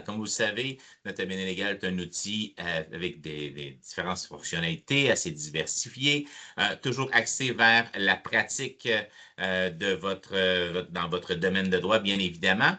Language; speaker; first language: French; native; French